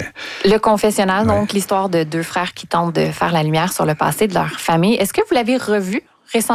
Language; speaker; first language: French; native; French